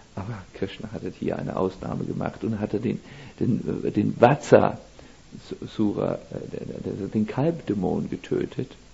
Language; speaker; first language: German; native; German